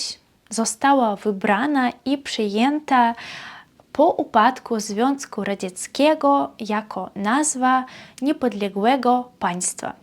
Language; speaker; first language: Polish; non-native, fluent; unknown